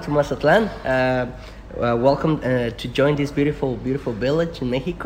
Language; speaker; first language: English; non-native, fluent; Spanish